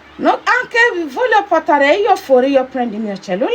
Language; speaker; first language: Italian; non-native, learner; Nigerian Pidgin